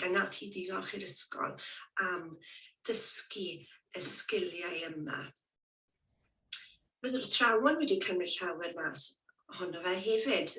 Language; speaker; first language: Welsh; native; Welsh